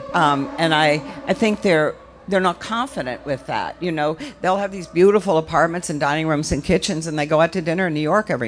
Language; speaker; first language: English; native; English